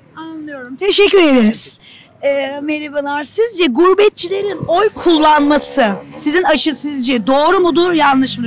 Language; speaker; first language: Turkish; native; Turkish